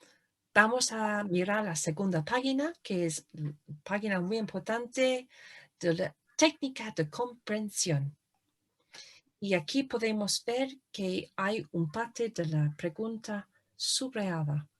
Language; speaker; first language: Spanish; non-native, fluent; English